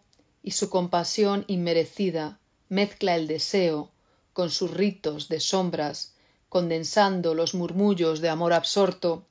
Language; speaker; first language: Spanish; native; Spanish